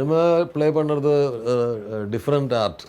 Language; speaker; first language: Tamil; non-native, fluent; Malayalam